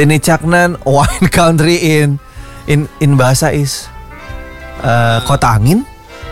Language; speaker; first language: English; non-native, learner; Malay